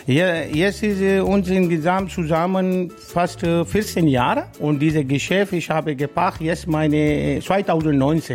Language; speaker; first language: German; non-native, learner; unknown